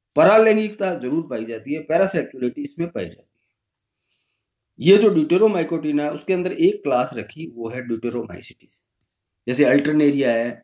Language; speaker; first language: Hindi; native; Hindi